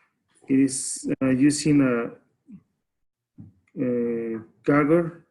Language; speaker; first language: English; non-native, learner; Spanish